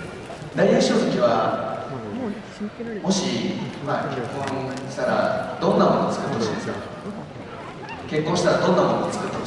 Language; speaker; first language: Japanese; native; Japanese